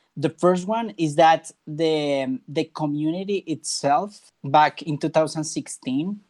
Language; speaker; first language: English; non-native, fluent; Spanish